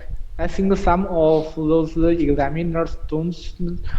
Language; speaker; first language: English; non-native, learner; Chinese